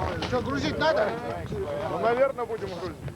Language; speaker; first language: Russian; native; Russian